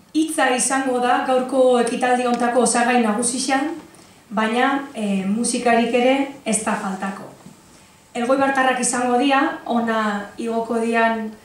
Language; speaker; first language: Basque; native; Basque